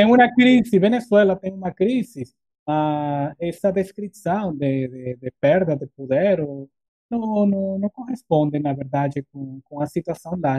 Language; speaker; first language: Portuguese; non-native, fluent; Spanish